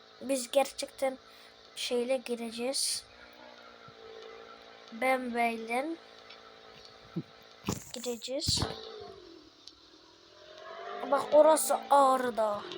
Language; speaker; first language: Turkish; early bilingual, heritage; Turkish